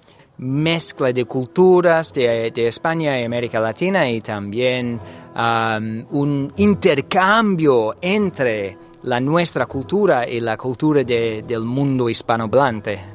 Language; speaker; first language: Spanish; non-native, learner; English